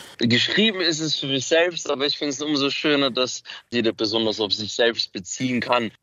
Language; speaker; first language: German; early bilingual, other home language; Macedonian